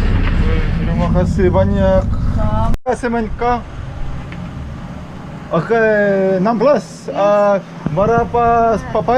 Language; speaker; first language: Indonesian; non-native, learner; English